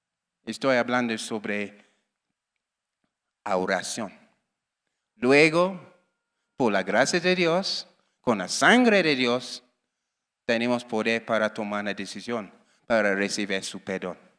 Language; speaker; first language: Spanish; non-native, learner; English